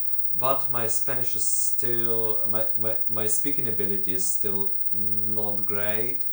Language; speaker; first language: English; non-native, fluent; Ukrainian